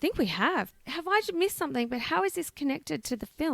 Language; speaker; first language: English; native; English